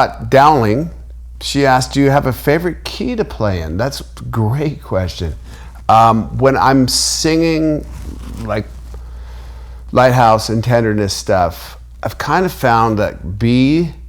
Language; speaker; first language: English; native; English